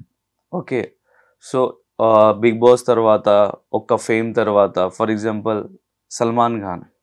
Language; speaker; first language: Telugu; non-native, local second language; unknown